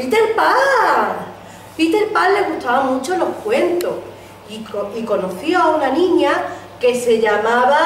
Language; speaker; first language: Spanish; native; Spanish